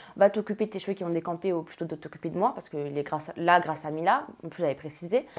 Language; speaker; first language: French; native; French